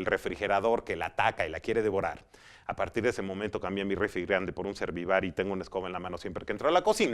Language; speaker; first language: Spanish; native; Spanish